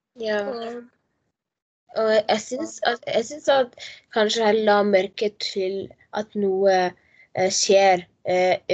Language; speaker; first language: Norwegian; non-native, learner; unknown